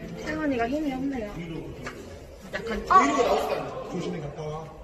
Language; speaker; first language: Korean; native; Korean